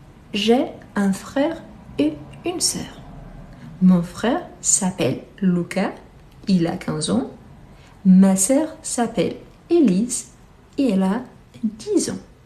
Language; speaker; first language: French; non-native, fluent; Portuguese